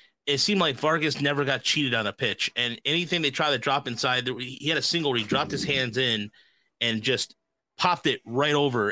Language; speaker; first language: English; native; English